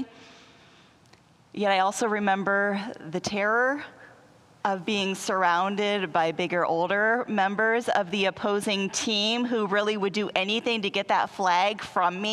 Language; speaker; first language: English; native; English